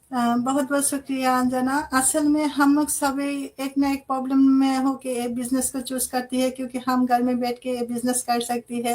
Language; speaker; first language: Hindi; non-native, fluent; Bangla